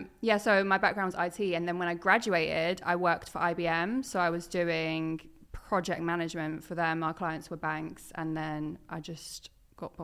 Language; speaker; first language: English; native; English